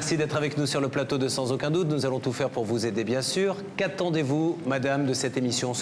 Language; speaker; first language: French; native; French